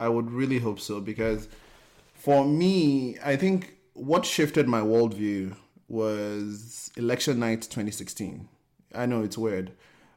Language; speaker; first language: English; non-native, local second language; Yoruba